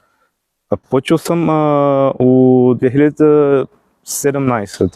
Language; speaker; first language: Serbian; non-native, learner; Portuguese